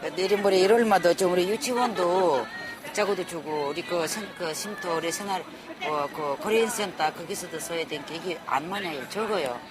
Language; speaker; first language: Korean; early bilingual, heritage; Korean